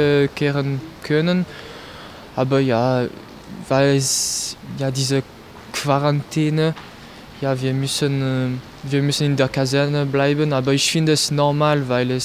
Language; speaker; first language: German; non-native, local second language; French